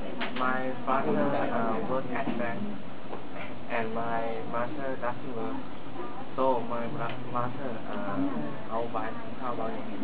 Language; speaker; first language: English; non-native, learner; Thai